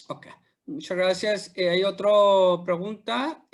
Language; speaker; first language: Spanish; non-native, fluent; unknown